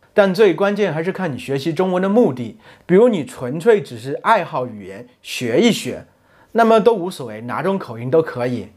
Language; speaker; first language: Chinese; native; Chinese